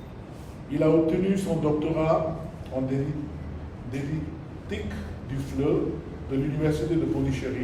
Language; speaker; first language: French; non-native, fluent; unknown